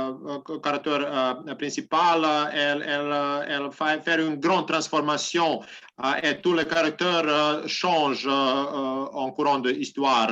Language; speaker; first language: French; non-native, learner; Serbian